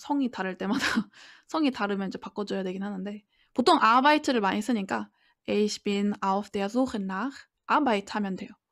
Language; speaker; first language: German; non-native, fluent; Korean